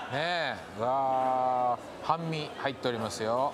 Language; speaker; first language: Japanese; native; Japanese